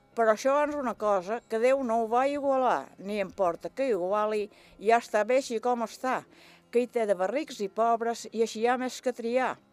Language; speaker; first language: Catalan; native; Catalan